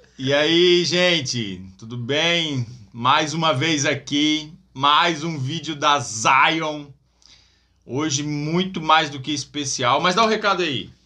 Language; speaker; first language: Portuguese; native; Portuguese